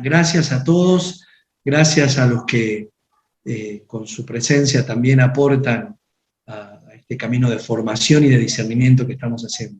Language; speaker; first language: Spanish; native; Spanish